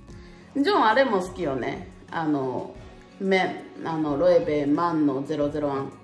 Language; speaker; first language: Japanese; native; Japanese